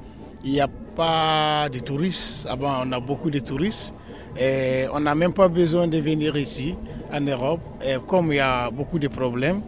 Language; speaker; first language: French; non-native, local second language; Tamasheq